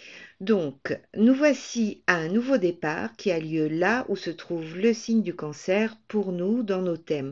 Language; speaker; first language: French; native; French